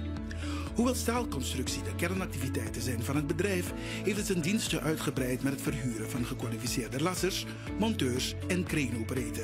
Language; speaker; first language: Dutch; native; Dutch